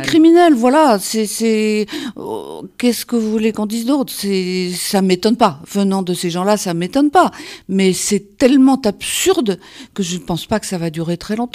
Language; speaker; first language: French; native; French